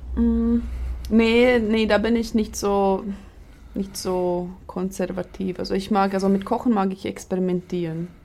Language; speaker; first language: German; non-native, fluent; Latvian